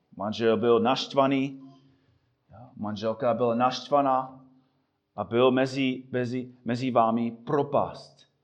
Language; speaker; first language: Czech; non-native, fluent; English